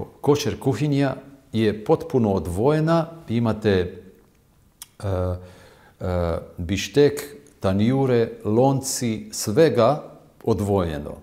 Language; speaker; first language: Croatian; non-native, fluent; Hebrew